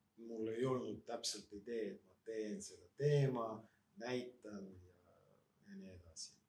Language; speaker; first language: Estonian; non-native, local second language; Russian